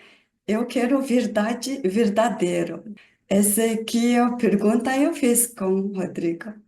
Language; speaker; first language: Portuguese; non-native, learner; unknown